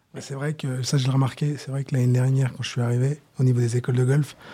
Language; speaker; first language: French; native; French